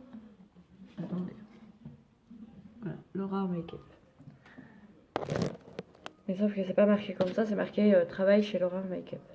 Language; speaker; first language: French; native; French